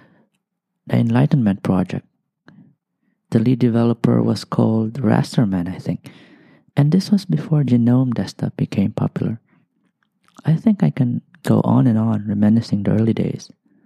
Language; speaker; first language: English; non-native, local second language; Bikol